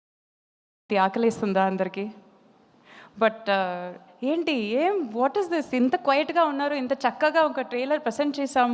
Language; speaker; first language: Telugu; non-native, fluent; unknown